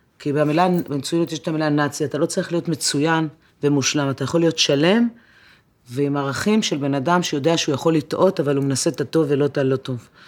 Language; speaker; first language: Hebrew; non-native, fluent; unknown